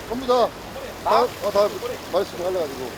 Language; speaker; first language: Korean; native; Korean